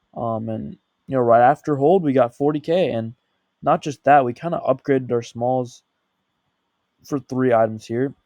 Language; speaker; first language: English; native; English